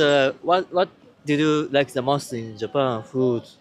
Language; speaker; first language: English; non-native, learner; Japanese